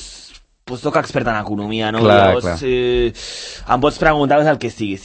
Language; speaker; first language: Catalan; native; Catalan